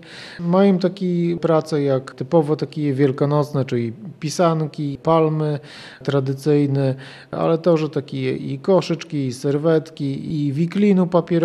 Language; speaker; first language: Polish; non-native, local second language; Ukrainian